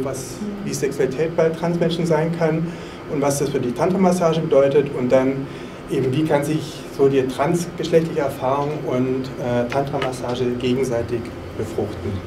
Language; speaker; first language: German; native; German